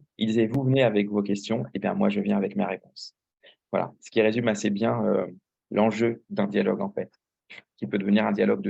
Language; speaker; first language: French; native; French